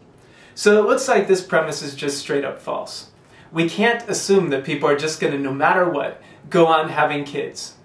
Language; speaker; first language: English; native; English